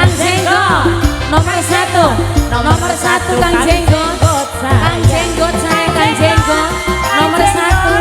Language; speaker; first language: Indonesian; non-native, local second language; Javanese